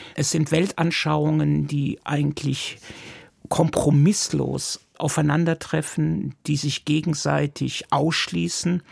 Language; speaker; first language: German; non-native, local second language; Yiddish